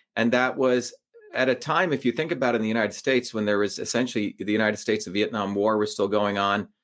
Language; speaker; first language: English; early bilingual, other home language; Tamil